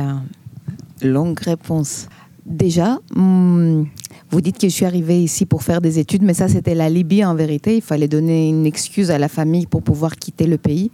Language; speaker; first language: French; non-native, fluent; Greek